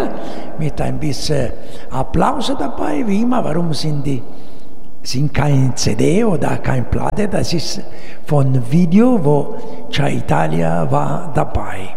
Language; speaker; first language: German; non-native, learner; Italian